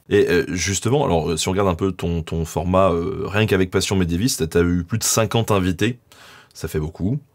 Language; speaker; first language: French; native; French